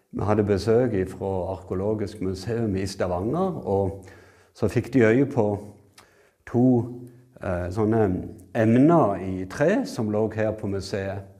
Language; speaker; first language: Norwegian; native; Norwegian